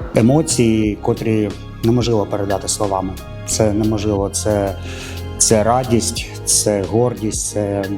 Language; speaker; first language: Ukrainian; non-native, local second language; Russian